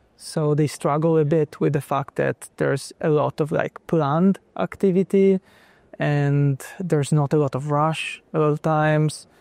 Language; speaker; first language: English; non-native, fluent; Italian